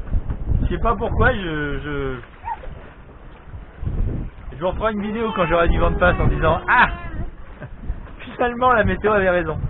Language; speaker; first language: French; native; French